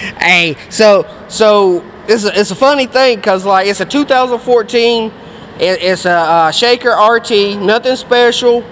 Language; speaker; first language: English; native; English